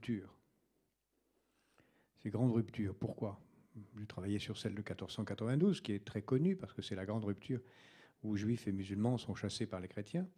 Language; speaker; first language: French; native; French